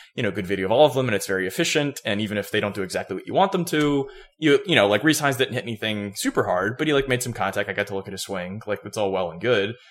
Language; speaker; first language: English; native; English